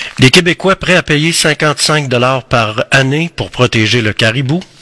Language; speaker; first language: French; native; French